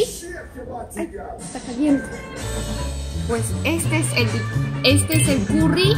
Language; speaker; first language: Spanish; non-native, fluent; Korean